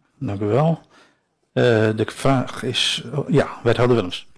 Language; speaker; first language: Dutch; native; Dutch